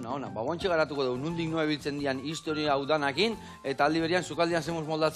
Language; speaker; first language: Basque; native; Basque